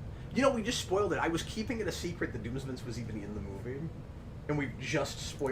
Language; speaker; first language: English; native; English